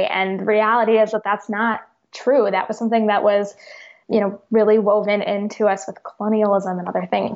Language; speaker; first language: English; native; English